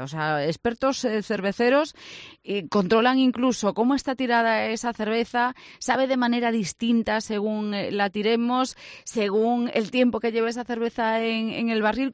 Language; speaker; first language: Spanish; native; Spanish